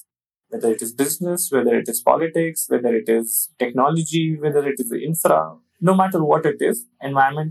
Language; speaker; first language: English; non-native, local second language; Hindi